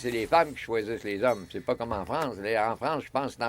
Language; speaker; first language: French; native; French